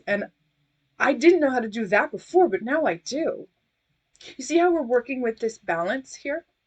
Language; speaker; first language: English; native; English